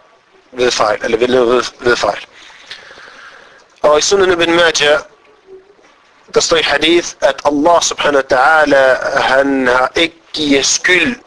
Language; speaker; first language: Danish; non-native, fluent; Arabic